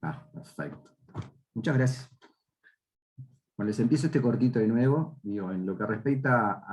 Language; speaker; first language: Spanish; native; Spanish